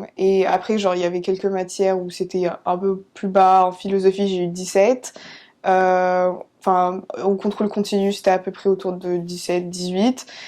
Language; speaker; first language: French; early bilingual, other home language; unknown